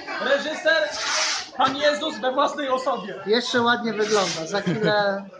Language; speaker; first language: Polish; native; Polish